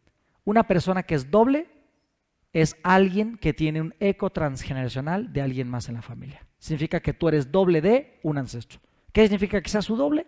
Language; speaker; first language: Spanish; native; Spanish